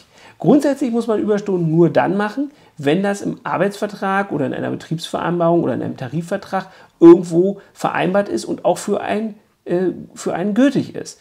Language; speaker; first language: German; native; German